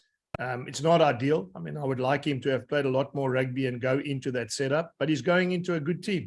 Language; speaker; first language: English; native; English